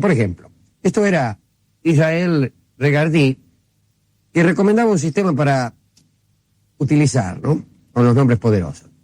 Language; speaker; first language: Spanish; native; Spanish